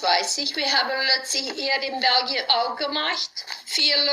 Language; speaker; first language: German; non-native, learner; Dutch